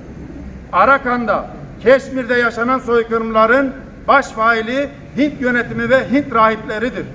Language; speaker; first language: Turkish; native; Turkish